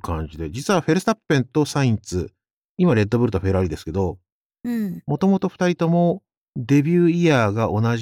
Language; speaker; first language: Japanese; native; Japanese